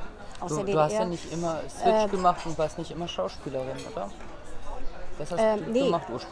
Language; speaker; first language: German; native; German